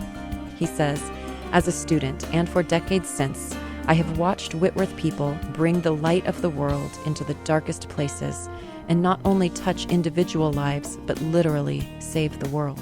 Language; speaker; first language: English; native; English